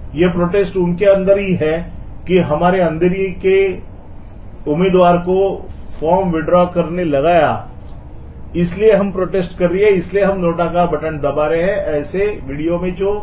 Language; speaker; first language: Hindi; non-native, local second language; Marathi